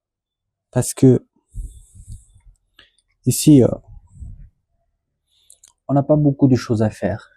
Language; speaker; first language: French; non-native, learner; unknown